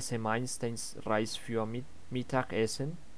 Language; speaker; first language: German; non-native, learner; Spanish